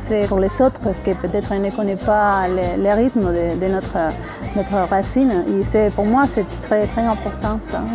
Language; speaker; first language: French; non-native, learner; Spanish